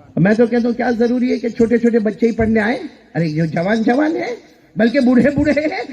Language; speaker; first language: Urdu; non-native, local second language; Gujarati